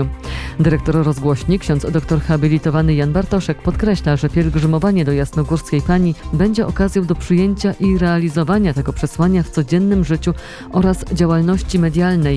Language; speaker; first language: Polish; native; Polish